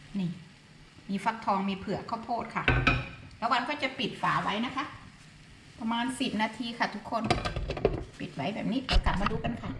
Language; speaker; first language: Thai; native; Thai